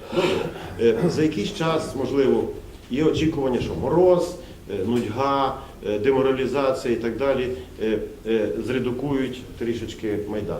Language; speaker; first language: Ukrainian; native; Ukrainian